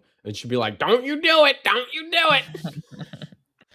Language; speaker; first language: English; native; English